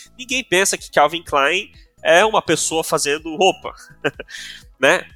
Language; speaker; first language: Portuguese; non-native, local second language; English